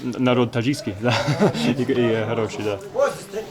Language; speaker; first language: Russian; non-native, learner; English